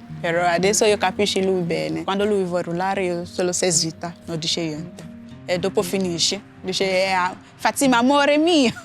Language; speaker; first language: Italian; non-native, learner; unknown